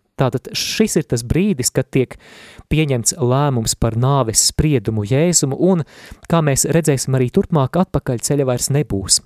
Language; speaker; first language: Latvian; native; Latvian